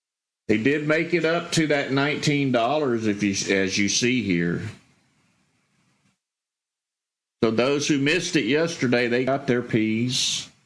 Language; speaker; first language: English; native; English